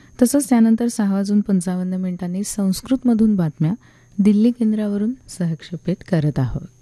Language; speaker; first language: Marathi; native; Marathi